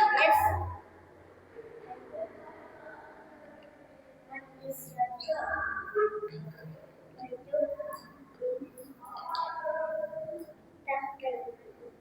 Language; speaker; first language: English; non-native, learner; Indonesian